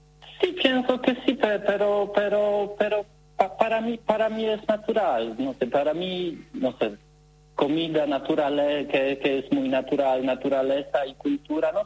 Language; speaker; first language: Spanish; non-native, learner; Polish